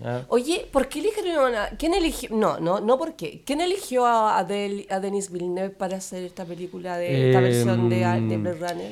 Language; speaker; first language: Spanish; native; Spanish